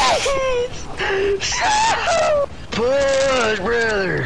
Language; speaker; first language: English; native; English